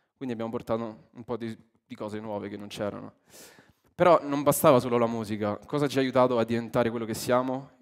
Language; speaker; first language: Italian; early bilingual, other home language; English